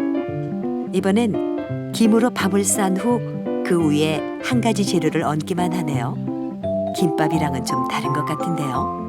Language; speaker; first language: Korean; native; Korean